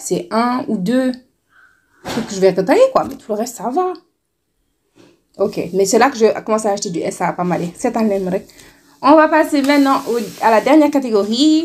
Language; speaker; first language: French; non-native, local second language; Wolof